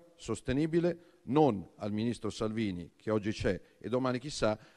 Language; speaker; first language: Italian; native; Italian